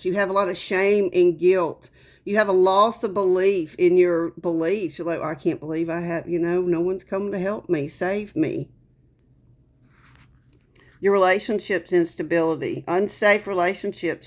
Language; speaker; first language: English; native; English